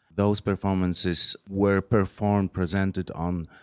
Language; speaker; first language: English; non-native, fluent; Polish